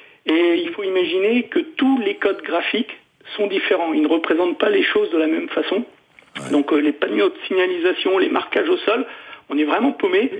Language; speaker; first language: French; native; French